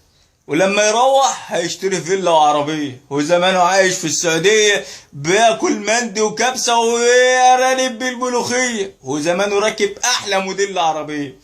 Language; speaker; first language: Arabic; native; Arabic